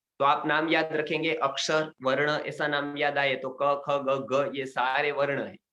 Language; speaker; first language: Hindi; non-native, local second language; Gujarati